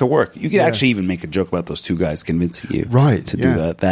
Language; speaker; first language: English; non-native, fluent; Punjabi